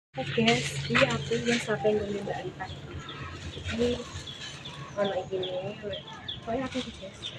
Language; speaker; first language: Indonesian; non-native, local second language; Javanese